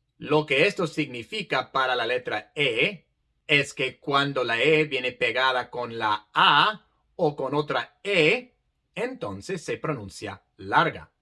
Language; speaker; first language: Spanish; non-native, fluent; English